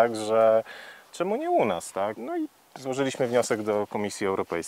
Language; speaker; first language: Polish; native; Polish